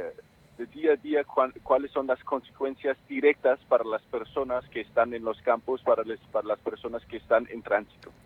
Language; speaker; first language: Spanish; non-native, fluent; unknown